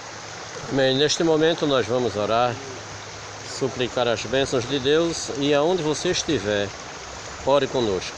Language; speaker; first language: Portuguese; native; Portuguese